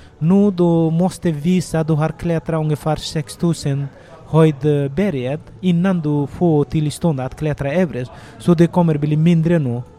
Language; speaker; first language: Swedish; non-native, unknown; Nepali